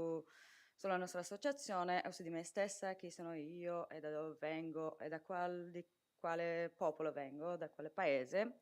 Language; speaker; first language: Italian; non-native, fluent; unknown